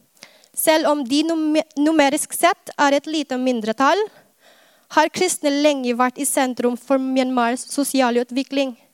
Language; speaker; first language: Norwegian; non-native, fluent; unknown